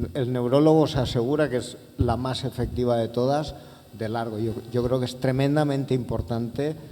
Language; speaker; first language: Spanish; non-native, local second language; Catalan